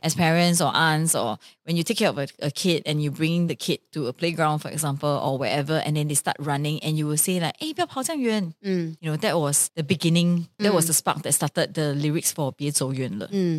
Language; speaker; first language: English; native; English